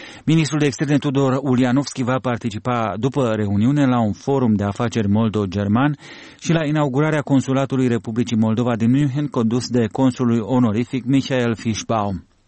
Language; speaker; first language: Romanian; native; Romanian